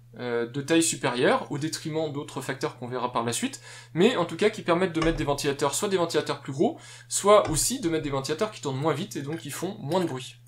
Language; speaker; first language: French; native; French